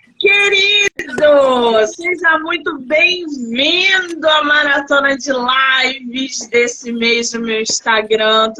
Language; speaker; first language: Portuguese; native; Portuguese